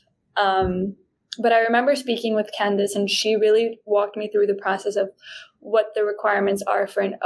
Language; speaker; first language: English; non-native, fluent; Spanish